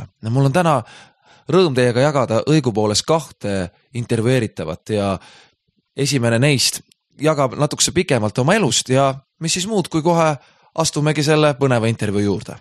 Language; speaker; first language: Estonian; native; Estonian